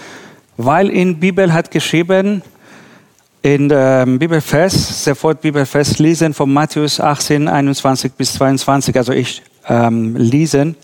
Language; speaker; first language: German; non-native, learner; Persian